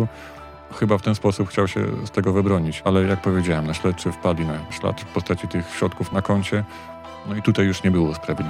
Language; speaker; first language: Polish; native; Polish